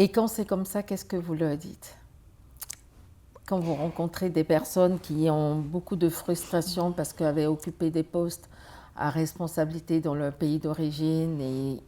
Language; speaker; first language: French; native; French